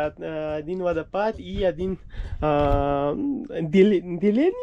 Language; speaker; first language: Russian; non-native, learner; Urdu